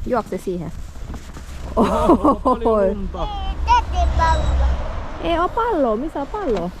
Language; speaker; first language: Finnish; non-native, learner; Thai